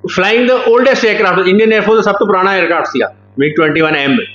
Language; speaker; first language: Hindi; non-native, local second language; Punjabi